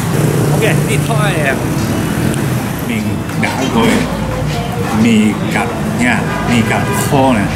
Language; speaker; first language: Vietnamese; non-native, learner; Japanese